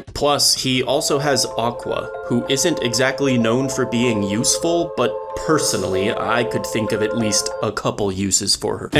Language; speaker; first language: English; native; English